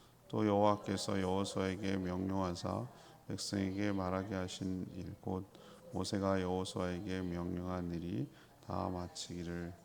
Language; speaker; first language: Korean; native; Korean